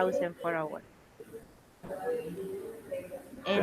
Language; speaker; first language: English; non-native, learner; Spanish